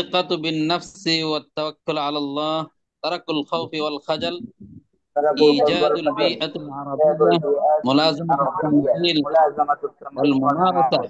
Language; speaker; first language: Arabic; non-native, learner; Bangla